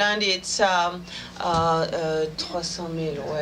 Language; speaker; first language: English; non-native, fluent; French